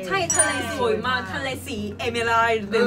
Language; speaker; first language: Thai; non-native, learner; Korean